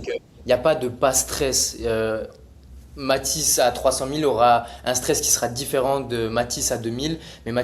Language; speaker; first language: French; native; French